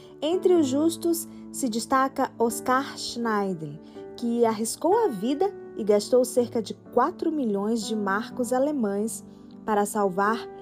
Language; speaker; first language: Portuguese; native; Portuguese